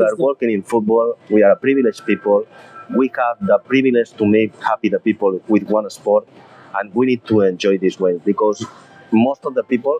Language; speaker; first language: English; non-native, fluent; Spanish